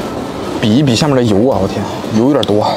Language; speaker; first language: Chinese; native; Chinese